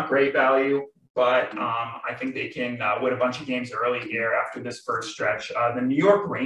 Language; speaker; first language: English; native; English